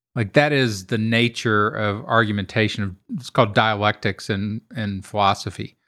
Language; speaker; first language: English; native; English